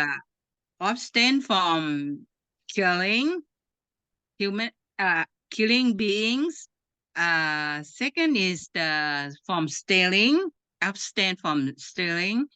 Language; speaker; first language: English; non-native, learner; Thai